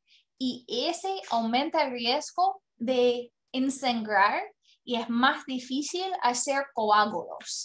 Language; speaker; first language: Spanish; non-native, learner; English